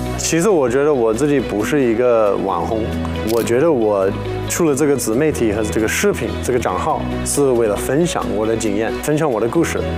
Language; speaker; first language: Chinese; non-native, fluent; English